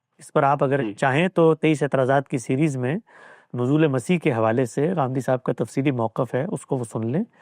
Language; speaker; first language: Urdu; native; Urdu